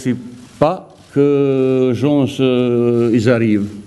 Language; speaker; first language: French; non-native, fluent; Bosnian